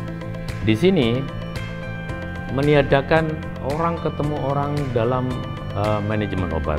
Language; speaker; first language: Indonesian; non-native, local second language; Javanese